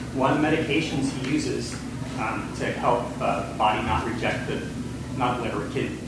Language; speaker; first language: English; native; English